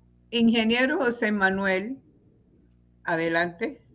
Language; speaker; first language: Spanish; native; Spanish